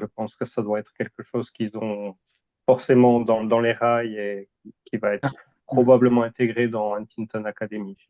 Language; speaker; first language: French; native; French